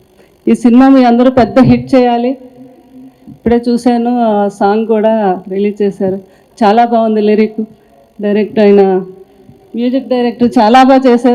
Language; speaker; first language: Telugu; native; Telugu